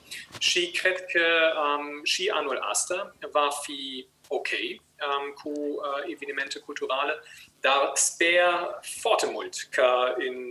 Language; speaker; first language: Romanian; non-native, learner; German